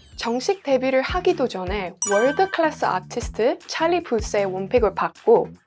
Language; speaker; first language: Korean; native; Korean